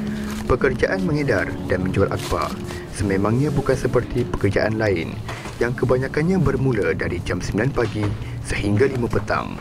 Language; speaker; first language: Malay; native; Malay